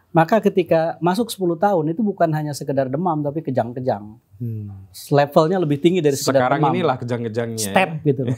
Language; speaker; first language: Indonesian; native; Indonesian